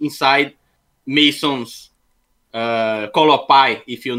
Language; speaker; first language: English; non-native, fluent; Portuguese